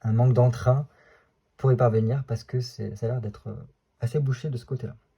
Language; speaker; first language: French; native; French